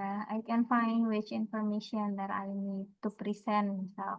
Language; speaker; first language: English; non-native, fluent; Indonesian